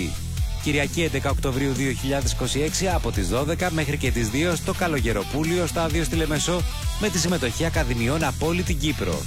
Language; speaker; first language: Greek; native; Greek